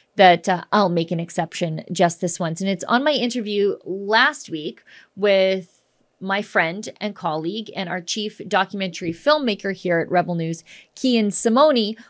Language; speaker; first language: English; native; English